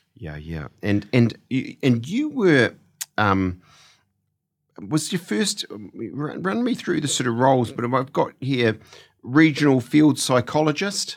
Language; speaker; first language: English; native; English